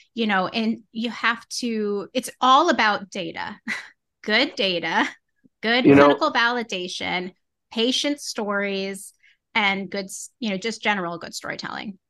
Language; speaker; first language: English; native; English